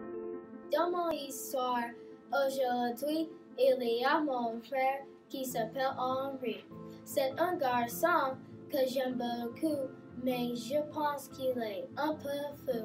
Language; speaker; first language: French; non-native, learner; English